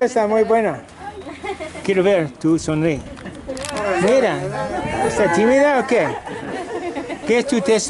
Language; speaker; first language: Spanish; non-native, learner; English